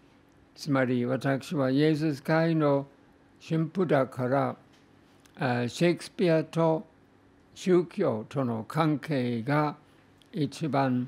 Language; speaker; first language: Japanese; non-native, fluent; English